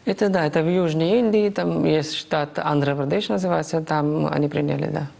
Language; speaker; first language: Russian; non-native, fluent; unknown